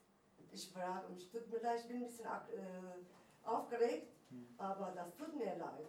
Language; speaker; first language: German; non-native, learner; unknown